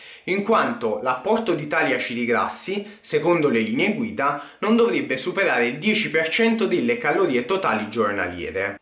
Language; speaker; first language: Italian; native; Italian